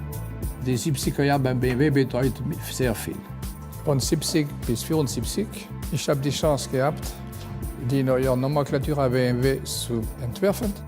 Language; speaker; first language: German; non-native, fluent; French